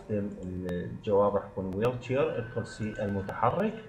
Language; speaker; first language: Arabic; native; Arabic